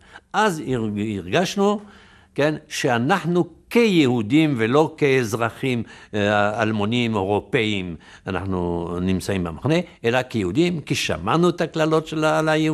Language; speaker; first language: Hebrew; non-native, fluent; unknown